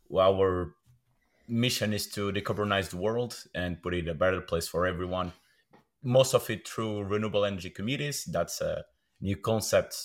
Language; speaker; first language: English; non-native, fluent; Portuguese